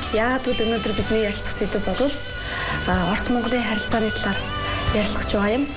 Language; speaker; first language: Mongolian; native; Mongolian